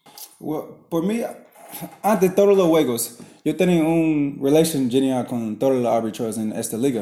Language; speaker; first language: Spanish; non-native, learner; English